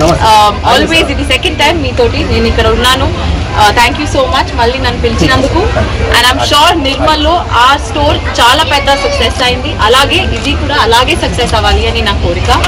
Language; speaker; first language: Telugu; non-native, fluent; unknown